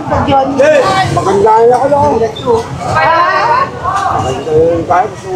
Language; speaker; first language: Filipino; native; Filipino